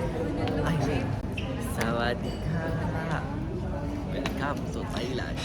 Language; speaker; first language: English; non-native, local second language; Filipino